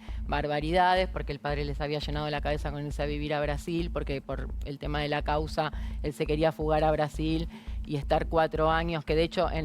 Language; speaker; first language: Spanish; native; Spanish